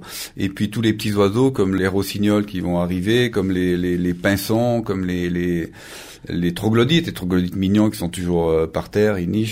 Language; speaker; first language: French; native; French